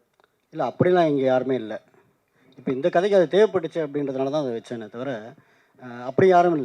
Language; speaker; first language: Tamil; native; Tamil